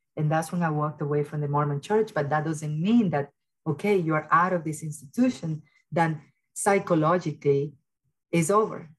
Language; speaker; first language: English; early bilingual, other home language; Spanish